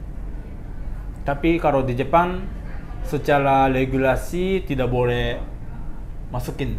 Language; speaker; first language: Indonesian; non-native, fluent; Japanese